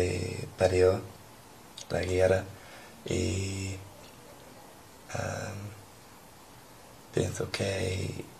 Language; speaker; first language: Spanish; non-native, learner; English